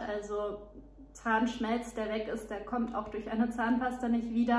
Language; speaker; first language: German; native; German